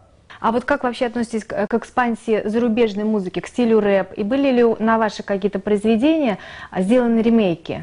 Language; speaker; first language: Russian; native; Russian